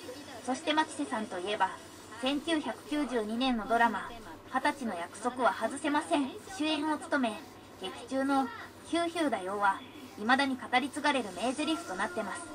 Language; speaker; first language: Japanese; native; Japanese